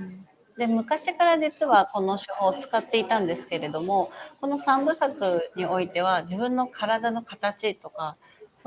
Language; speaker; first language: Japanese; native; Japanese